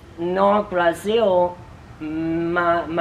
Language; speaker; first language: Portuguese; non-native, learner; English